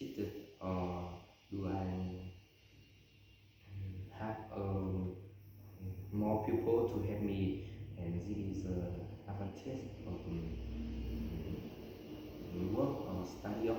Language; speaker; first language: English; non-native, learner; Vietnamese